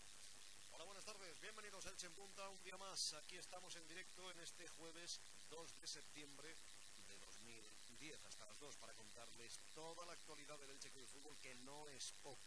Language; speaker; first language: Spanish; native; Spanish